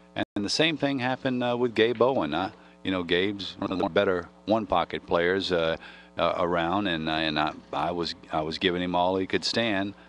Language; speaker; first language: English; native; English